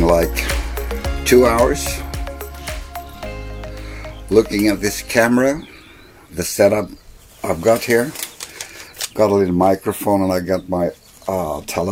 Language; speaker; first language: English; non-native, fluent; Swedish